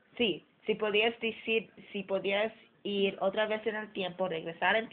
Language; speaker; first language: Spanish; early bilingual, heritage; English